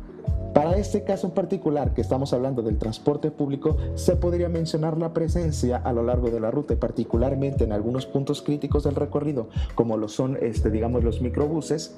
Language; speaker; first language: Spanish; native; Spanish